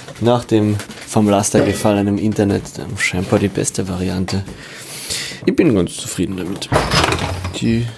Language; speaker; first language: German; native; German